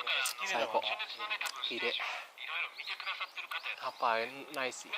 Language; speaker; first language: Japanese; non-native, learner; Vietnamese